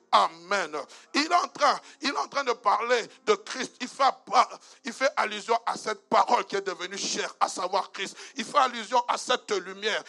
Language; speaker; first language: French; non-native, local second language; Lingala